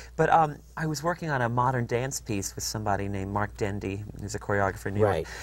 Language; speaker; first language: English; native; English